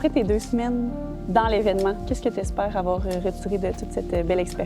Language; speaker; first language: French; native; French